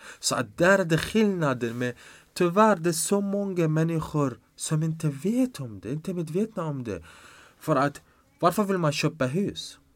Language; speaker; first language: Swedish; non-native, fluent; Arabic